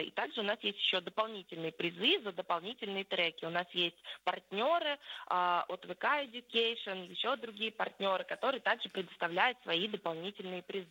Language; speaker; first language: Russian; native; Russian